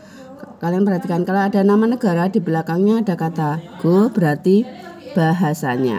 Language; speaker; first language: Indonesian; native; Indonesian